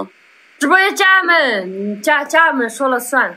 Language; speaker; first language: Chinese; native; Chinese